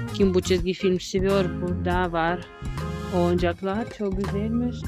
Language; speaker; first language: Turkish; non-native, learner; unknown